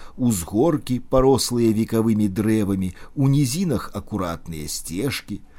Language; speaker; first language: Belarusian; native; Belarusian